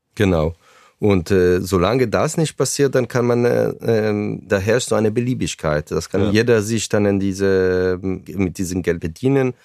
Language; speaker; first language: German; non-native, fluent; Hebrew